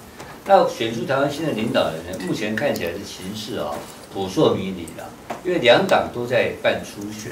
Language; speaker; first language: Chinese; native; Chinese